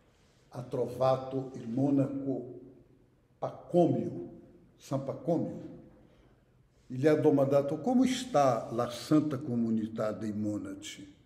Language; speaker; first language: Italian; non-native, fluent; Portuguese